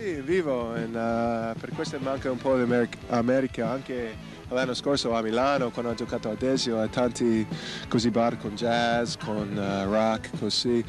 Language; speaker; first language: Italian; non-native, learner; English